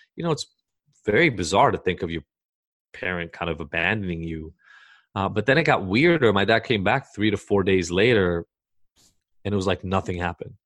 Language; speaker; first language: English; early bilingual, other home language; Hebrew